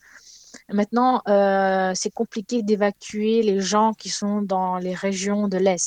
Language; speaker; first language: French; non-native, fluent; Ukrainian